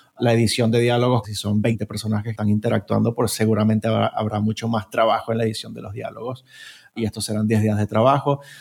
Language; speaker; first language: Spanish; native; Spanish